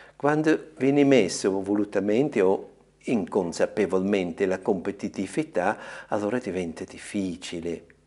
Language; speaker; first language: Italian; non-native, fluent; German